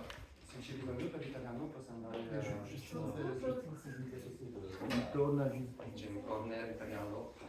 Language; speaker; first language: Italian; non-native, fluent; French